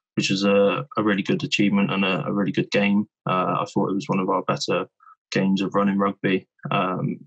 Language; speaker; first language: English; native; English